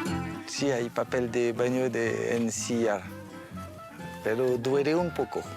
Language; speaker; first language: Spanish; non-native, learner; French